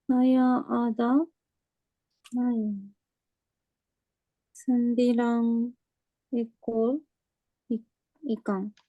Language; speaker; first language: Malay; non-native, learner; Japanese